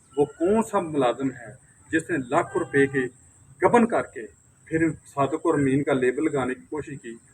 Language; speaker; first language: Urdu; non-native, local second language; Punjabi